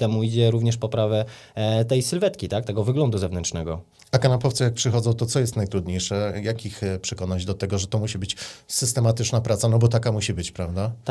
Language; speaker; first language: Polish; native; Polish